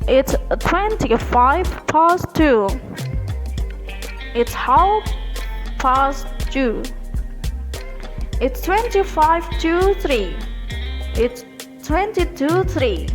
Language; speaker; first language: English; non-native, learner; Indonesian